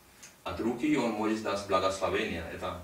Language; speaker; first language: Russian; non-native, learner; Hindi